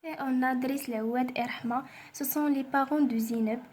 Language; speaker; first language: French; non-native, local second language; Arabic